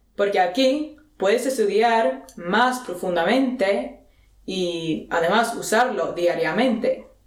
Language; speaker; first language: Spanish; non-native, fluent; Swedish